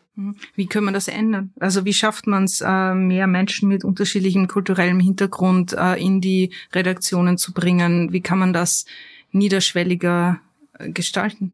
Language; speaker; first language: German; native; German